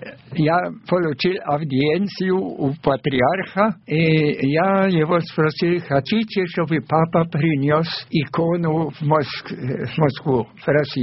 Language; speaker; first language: Russian; non-native, fluent; German